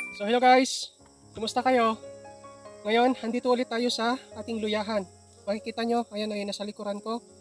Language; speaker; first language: Filipino; non-native, local second language; Cebuano